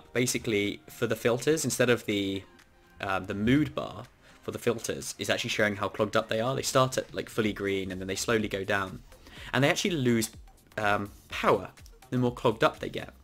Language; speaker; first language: English; native; English